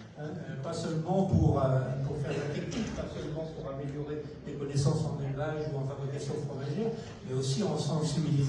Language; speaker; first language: French; native; French